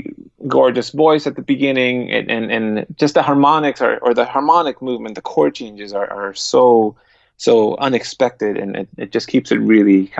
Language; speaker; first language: English; non-native, fluent; Spanish